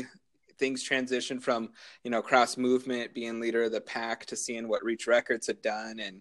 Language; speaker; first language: English; native; English